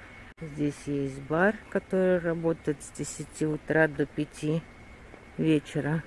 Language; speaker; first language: Russian; native; Russian